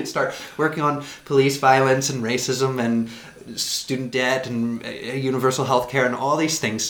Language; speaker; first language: English; native; English